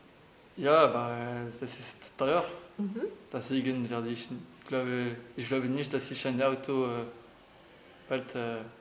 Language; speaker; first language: German; non-native, learner; French